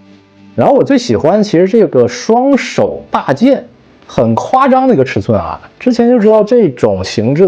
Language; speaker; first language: Chinese; native; Chinese